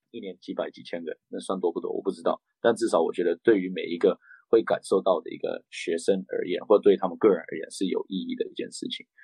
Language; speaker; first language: Chinese; early bilingual, heritage; Chinese